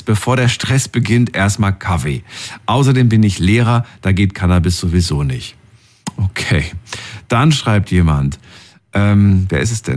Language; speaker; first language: German; native; German